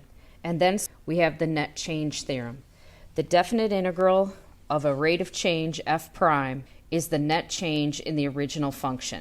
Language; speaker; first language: English; native; English